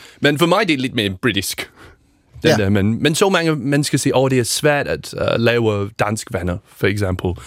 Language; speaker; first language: Danish; non-native, learner; English